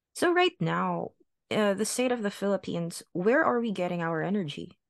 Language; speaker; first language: English; non-native, local second language; Filipino